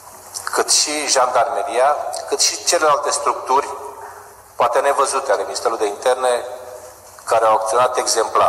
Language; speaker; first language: Romanian; native; Romanian